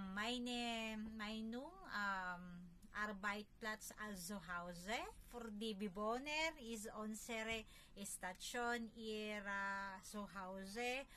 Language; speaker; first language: German; non-native, learner; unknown